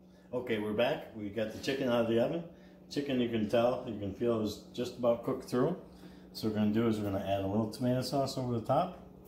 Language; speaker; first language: English; native; English